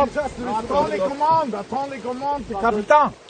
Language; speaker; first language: French; non-native, fluent; German